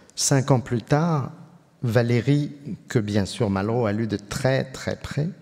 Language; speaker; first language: French; native; French